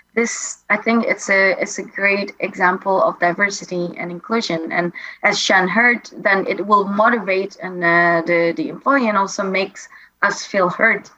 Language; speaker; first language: English; non-native, fluent; Indonesian